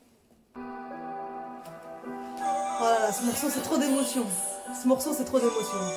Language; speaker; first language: French; native; French